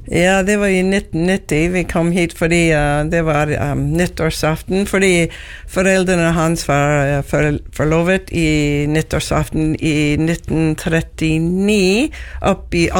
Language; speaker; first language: Norwegian; non-native, learner; English